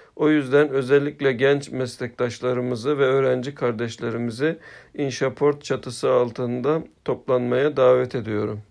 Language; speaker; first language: Turkish; early bilingual, heritage; Turkish